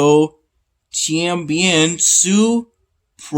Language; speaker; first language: Spanish; non-native, learner; English